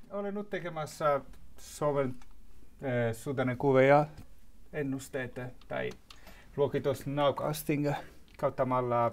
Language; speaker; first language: Finnish; non-native, learner; Italian